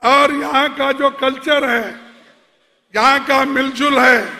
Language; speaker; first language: Hindi; non-native, local second language; Kannada